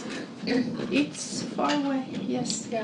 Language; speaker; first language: English; non-native, learner; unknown